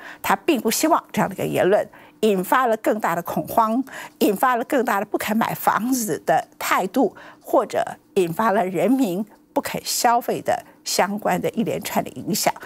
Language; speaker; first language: Chinese; native; Chinese